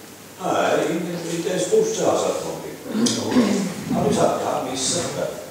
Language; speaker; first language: Swedish; non-native, learner; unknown